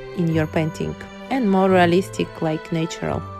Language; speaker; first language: English; non-native, learner; Ukrainian